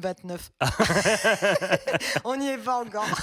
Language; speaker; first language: French; native; French